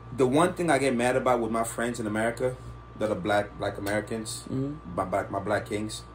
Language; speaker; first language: English; non-native, local second language; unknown